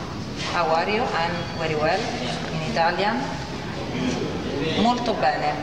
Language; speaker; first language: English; non-native, learner; Italian